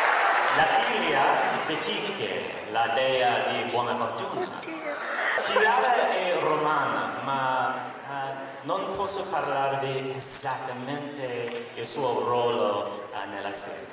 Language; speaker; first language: Italian; non-native, learner; English